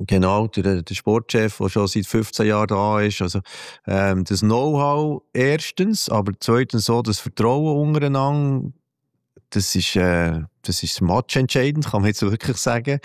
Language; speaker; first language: German; native; German